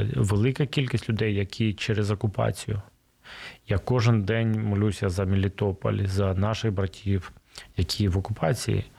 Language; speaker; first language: Ukrainian; non-native, local second language; Russian